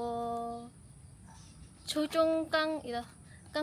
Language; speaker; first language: Chinese; non-native, learner; Indonesian